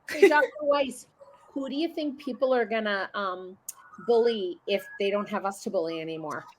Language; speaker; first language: English; native; English